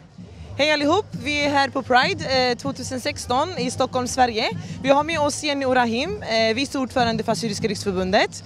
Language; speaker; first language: Swedish; early bilingual, other home language; Assyrian Neo-Aramaic